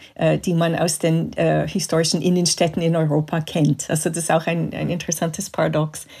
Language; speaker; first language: German; non-native, fluent; English